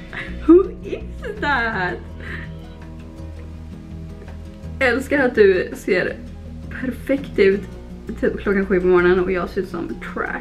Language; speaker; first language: Swedish; native; Swedish